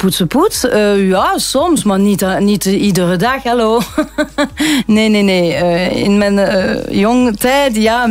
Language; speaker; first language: Dutch; non-native, local second language; French